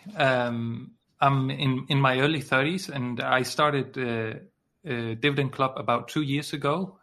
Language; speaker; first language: English; non-native, fluent; Danish